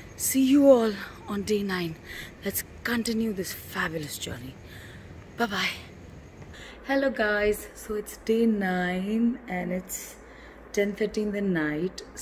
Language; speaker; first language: English; non-native, local second language; Hindi